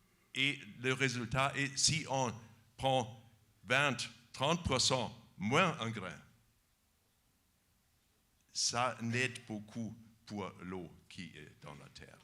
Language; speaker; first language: French; non-native, fluent; German